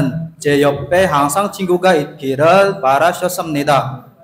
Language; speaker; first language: Korean; non-native, fluent; Indonesian